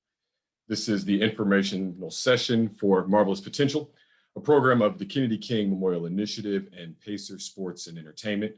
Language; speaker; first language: English; native; English